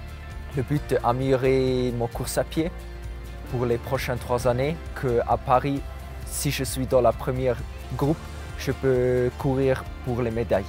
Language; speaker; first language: French; non-native, local second language; German